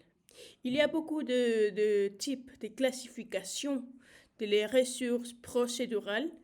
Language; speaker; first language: French; non-native, learner; Spanish